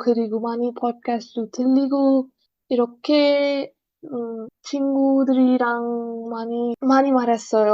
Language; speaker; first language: Korean; non-native, learner; Urdu